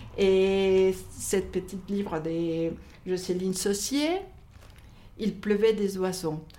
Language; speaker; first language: French; non-native, fluent; Spanish